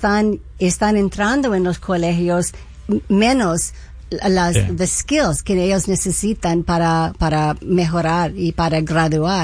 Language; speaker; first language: Spanish; early bilingual, heritage; Spanish